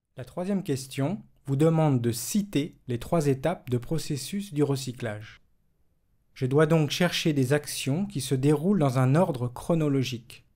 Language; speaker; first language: French; native; French